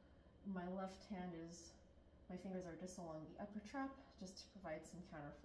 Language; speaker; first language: English; native; English